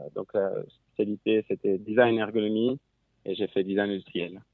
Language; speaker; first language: French; native; French